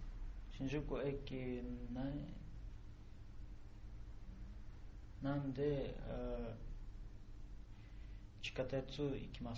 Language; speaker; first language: Japanese; non-native, learner; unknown